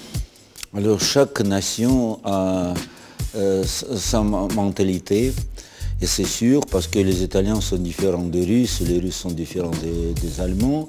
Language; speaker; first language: French; non-native, fluent; Russian